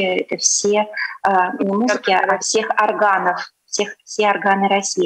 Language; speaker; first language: Russian; native; Russian